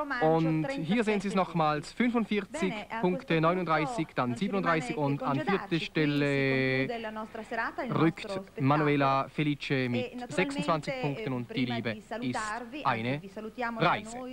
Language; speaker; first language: German; native; German